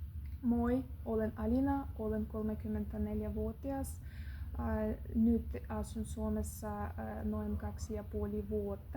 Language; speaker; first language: Finnish; non-native, learner; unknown